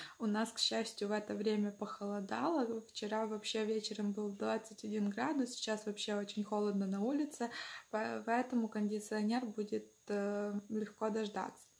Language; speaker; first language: Russian; non-native, local second language; Ukrainian